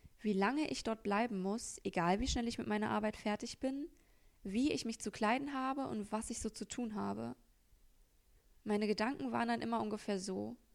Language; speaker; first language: German; native; German